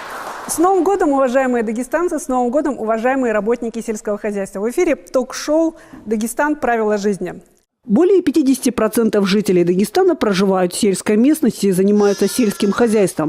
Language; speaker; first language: Russian; native; Russian